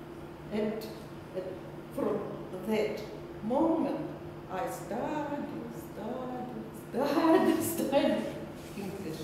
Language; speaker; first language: English; non-native, learner; Russian